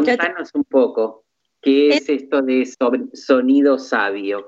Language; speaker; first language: Spanish; native; Spanish